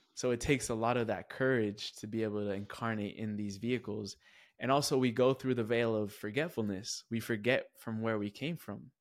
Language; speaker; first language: English; native; English